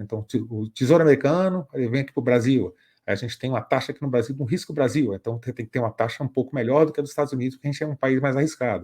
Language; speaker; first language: Portuguese; native; Portuguese